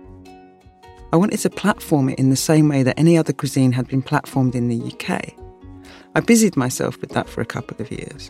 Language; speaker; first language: English; native; English